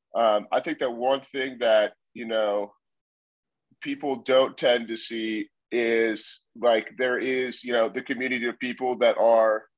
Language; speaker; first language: English; native; English